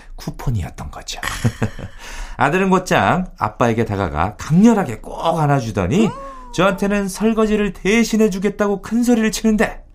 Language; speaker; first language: Korean; native; Korean